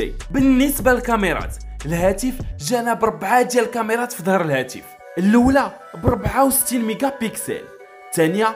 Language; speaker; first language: Arabic; native; Arabic